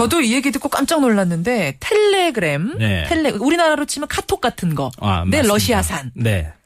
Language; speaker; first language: Korean; native; Korean